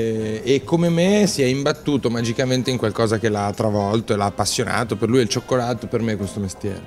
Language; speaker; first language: Italian; native; Italian